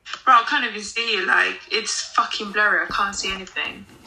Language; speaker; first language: English; non-native, fluent; Spanish